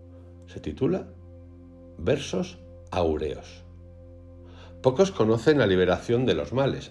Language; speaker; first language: Spanish; native; Spanish